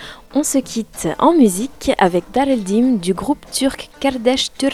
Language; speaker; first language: French; native; French